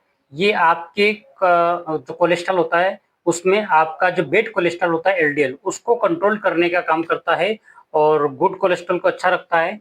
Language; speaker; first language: Hindi; native; Hindi